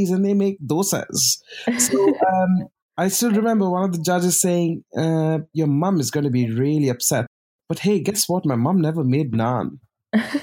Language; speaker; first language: English; non-native, local second language; Tamil